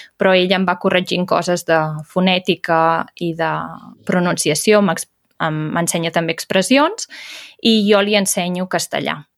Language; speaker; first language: Catalan; native; Catalan